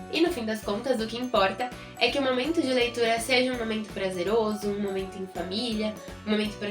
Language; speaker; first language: Portuguese; native; Portuguese